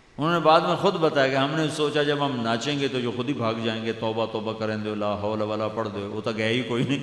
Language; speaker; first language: Urdu; non-native, local second language; Punjabi